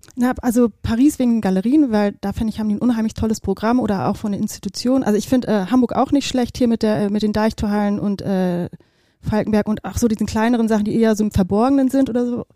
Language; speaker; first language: German; early bilingual, other home language; Dutch